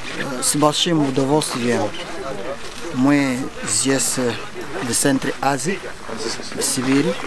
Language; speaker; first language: Russian; non-native, learner; Portuguese